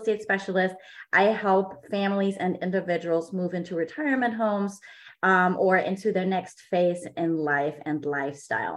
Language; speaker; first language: English; non-native, fluent; German